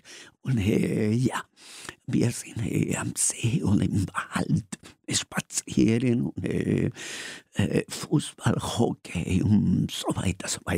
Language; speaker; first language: German; non-native, learner; Spanish